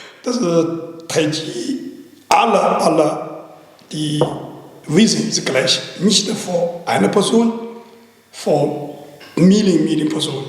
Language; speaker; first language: German; non-native, learner; Chinese